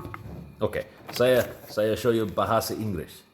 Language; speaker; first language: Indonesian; non-native, learner; English